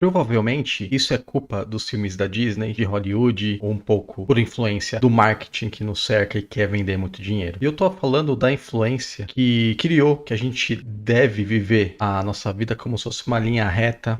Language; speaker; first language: Portuguese; native; Portuguese